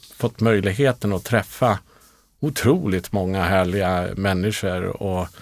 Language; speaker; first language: Swedish; native; Swedish